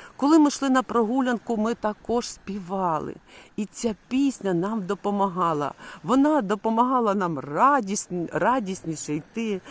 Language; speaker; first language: Ukrainian; non-native, local second language; Russian